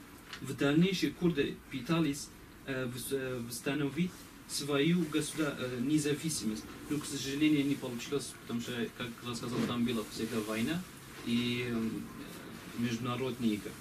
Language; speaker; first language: Russian; non-native, learner; Kurdish